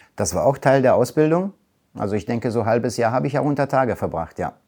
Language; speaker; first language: German; early bilingual, other home language; Polish